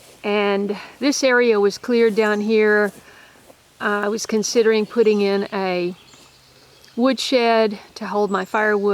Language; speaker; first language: English; native; English